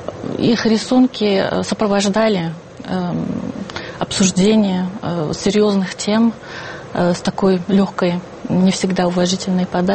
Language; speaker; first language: Russian; non-native, fluent; French